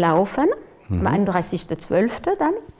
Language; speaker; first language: German; non-native, fluent; French